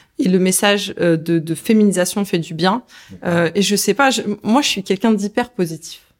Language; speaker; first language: French; early bilingual, other home language; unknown